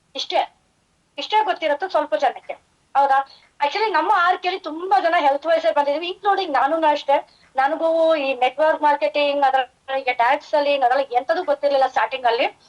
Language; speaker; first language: Kannada; non-native, fluent; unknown